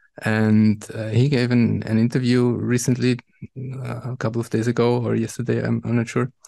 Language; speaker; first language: English; non-native, fluent; German